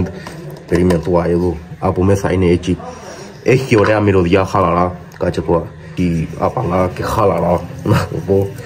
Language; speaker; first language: Greek; early bilingual, other home language; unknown